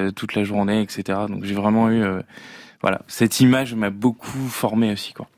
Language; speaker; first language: French; native; French